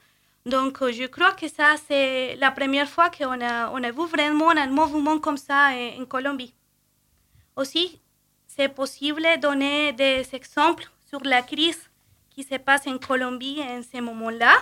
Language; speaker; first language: French; non-native, fluent; Spanish